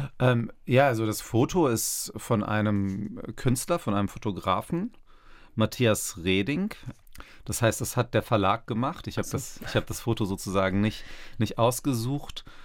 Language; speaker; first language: German; early bilingual, other home language; Turkish